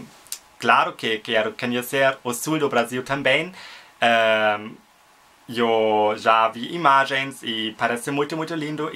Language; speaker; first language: Portuguese; non-native, fluent; German